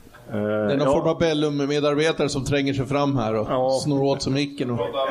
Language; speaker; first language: Swedish; native; Swedish